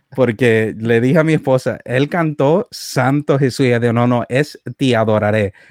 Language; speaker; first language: Spanish; early bilingual, heritage; Spanish